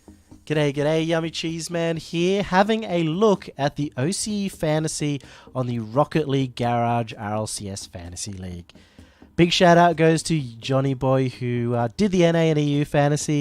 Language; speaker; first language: English; native; English